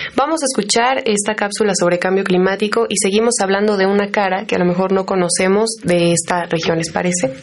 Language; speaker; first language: Spanish; native; Spanish